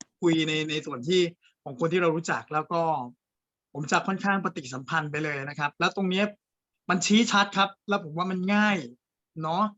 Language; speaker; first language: Thai; native; Thai